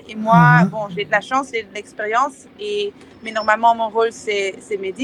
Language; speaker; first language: French; non-native, fluent; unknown